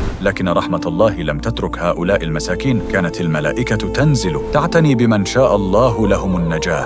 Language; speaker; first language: Arabic; native; Arabic